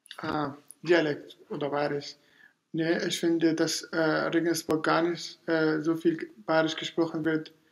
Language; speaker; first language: German; non-native, fluent; Arabic